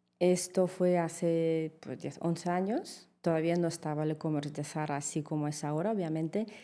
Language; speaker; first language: Spanish; early bilingual, heritage; Russian